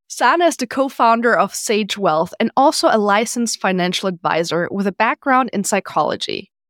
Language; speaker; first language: English; non-native, fluent; German